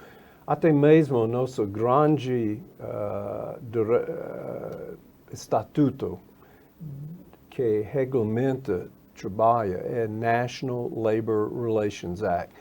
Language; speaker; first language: Portuguese; non-native, fluent; English